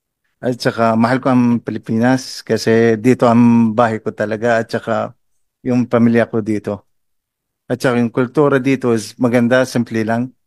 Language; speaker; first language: Filipino; non-native, learner; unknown